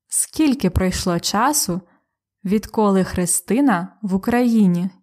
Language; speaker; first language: Ukrainian; native; Ukrainian